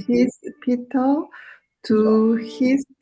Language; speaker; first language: German; non-native, learner; Korean